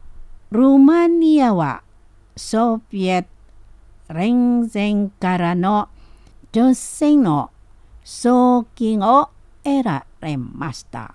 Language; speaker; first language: Japanese; non-native, fluent; Indonesian